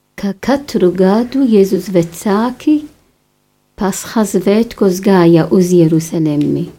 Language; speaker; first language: Latvian; non-native, fluent; Maltese